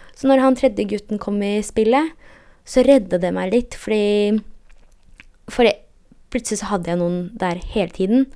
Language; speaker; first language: Norwegian; early bilingual, heritage; Polish